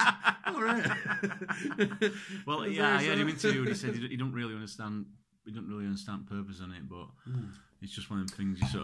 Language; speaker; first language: English; native; English